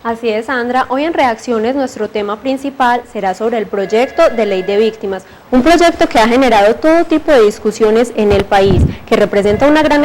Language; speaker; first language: Spanish; native; Spanish